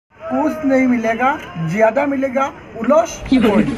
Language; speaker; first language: Hindi; non-native, local second language; Bangla